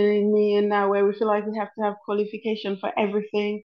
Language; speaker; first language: English; non-native, local second language; Krio